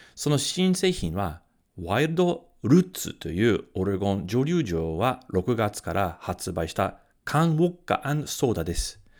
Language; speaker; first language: Japanese; non-native, fluent; English